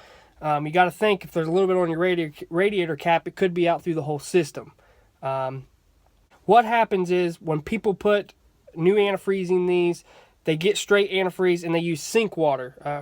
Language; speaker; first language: English; native; English